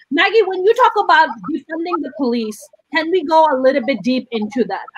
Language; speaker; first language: English; non-native, local second language; Urdu